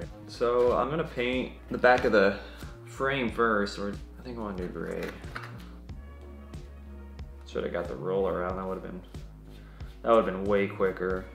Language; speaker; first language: English; native; English